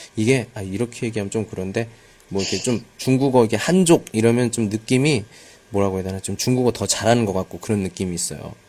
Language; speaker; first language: Korean; native; Korean